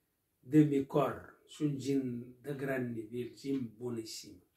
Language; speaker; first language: Catalan; non-native, local second language; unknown